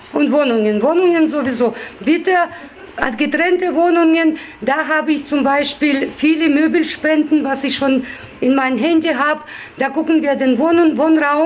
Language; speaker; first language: German; non-native, fluent; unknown